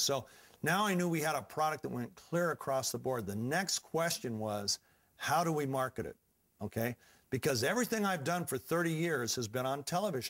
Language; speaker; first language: English; native; English